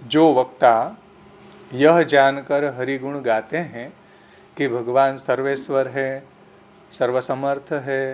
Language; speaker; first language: Hindi; non-native, local second language; Gujarati